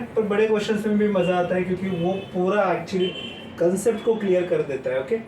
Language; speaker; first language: Hindi; non-native, local second language; Marathi